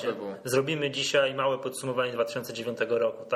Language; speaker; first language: Polish; native; Polish